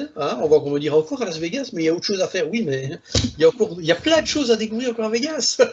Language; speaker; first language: French; native; French